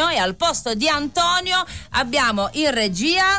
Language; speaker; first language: Italian; native; Italian